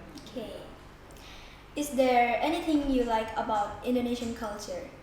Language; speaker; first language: English; non-native, learner; Indonesian